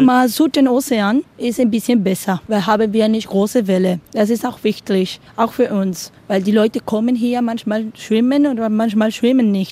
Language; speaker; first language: German; non-native, learner; Spanish